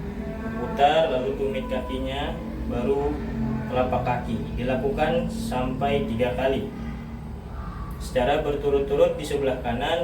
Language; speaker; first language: Indonesian; native; Indonesian